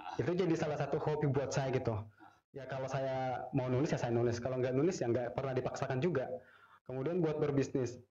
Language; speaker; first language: Indonesian; native; Indonesian